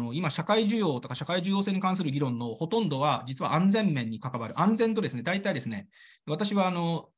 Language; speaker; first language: Japanese; native; Japanese